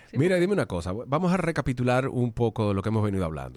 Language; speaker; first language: Spanish; native; Spanish